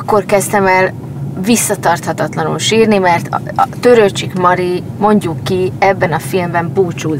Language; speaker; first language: Hungarian; native; Hungarian